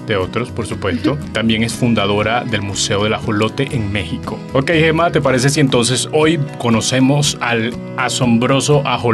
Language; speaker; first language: Spanish; native; Spanish